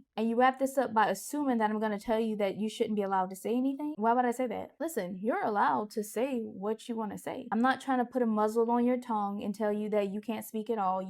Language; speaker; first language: English; native; English